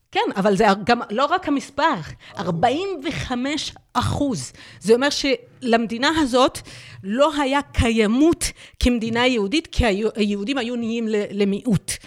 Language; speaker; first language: Hebrew; non-native, local second language; Arabic